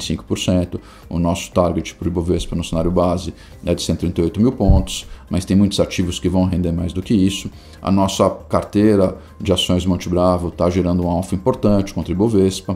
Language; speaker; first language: Portuguese; native; Portuguese